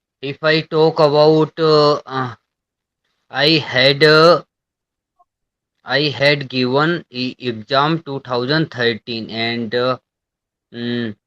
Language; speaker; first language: English; non-native, learner; Hindi